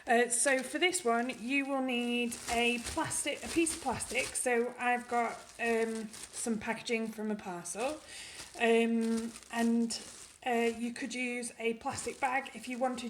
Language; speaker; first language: English; native; English